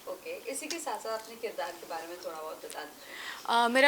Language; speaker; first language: Hindi; native; Hindi